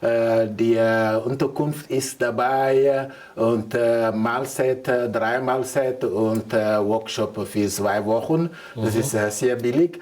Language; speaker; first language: German; non-native, learner; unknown